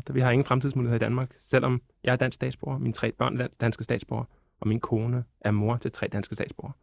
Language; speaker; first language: Danish; native; Danish